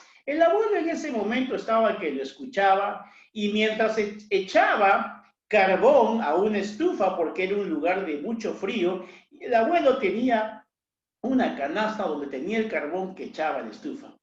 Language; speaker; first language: Spanish; native; Spanish